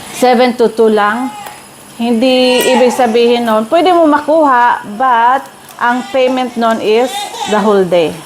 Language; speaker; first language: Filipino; native; Filipino